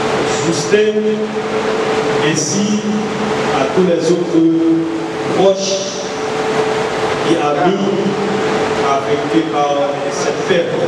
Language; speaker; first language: French; non-native, local second language; Haitian Creole